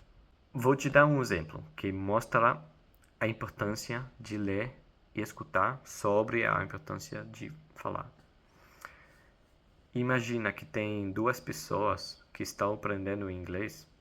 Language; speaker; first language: Portuguese; non-native, fluent; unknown